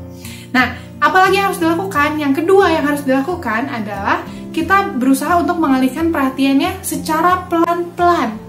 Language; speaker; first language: Indonesian; native; Indonesian